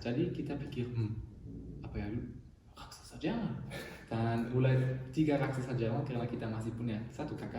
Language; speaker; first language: Indonesian; non-native, learner; German